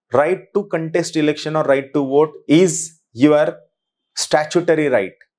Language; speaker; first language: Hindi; non-native, local second language; Marathi